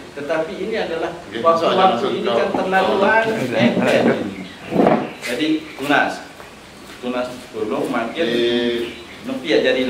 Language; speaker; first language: Indonesian; non-native, local second language; Sasak